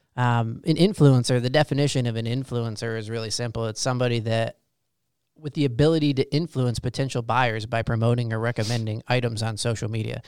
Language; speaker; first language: English; native; English